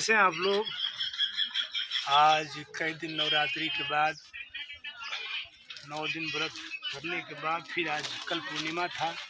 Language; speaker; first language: Hindi; non-native, local second language; Bhojpuri